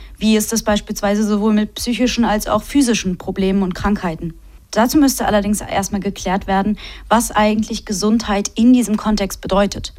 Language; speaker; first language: German; native; German